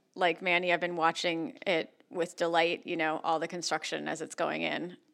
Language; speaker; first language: English; native; English